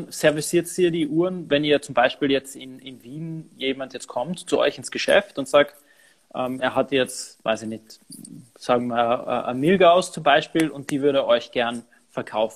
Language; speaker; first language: German; native; German